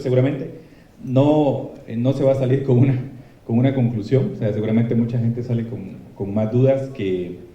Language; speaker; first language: Spanish; native; Spanish